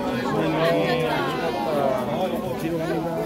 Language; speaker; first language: Korean; native; Korean